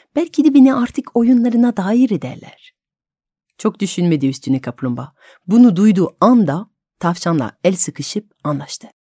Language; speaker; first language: Turkish; non-native, fluent; French